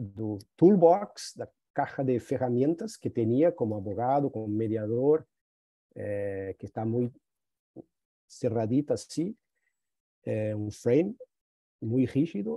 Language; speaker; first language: Spanish; non-native, fluent; Portuguese